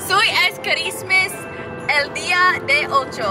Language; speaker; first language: Spanish; non-native, learner; English